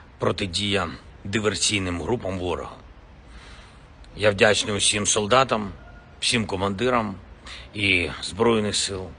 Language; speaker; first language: Ukrainian; non-native, local second language; Russian